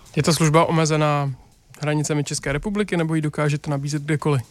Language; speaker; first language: Czech; native; Czech